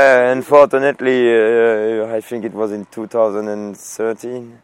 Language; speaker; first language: English; non-native, fluent; French